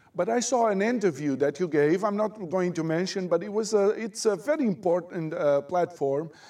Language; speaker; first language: English; non-native, fluent; Portuguese